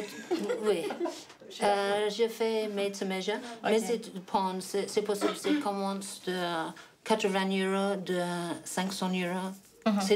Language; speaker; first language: French; non-native, learner; English